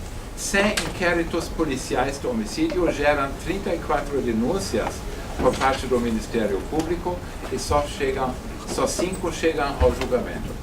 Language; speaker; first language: Portuguese; non-native, fluent; German